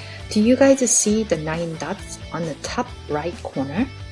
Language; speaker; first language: English; non-native, fluent; Korean